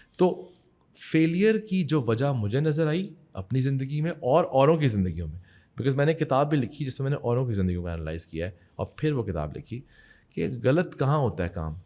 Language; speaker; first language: Urdu; native; Urdu